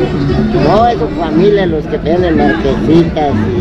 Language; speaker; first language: Spanish; native; Spanish